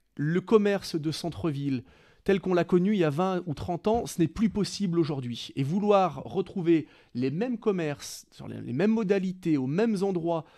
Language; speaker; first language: French; native; French